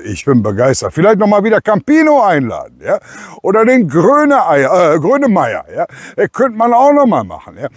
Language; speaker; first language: German; native; German